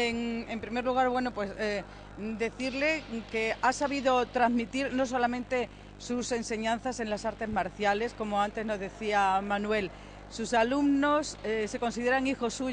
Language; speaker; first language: Spanish; native; Spanish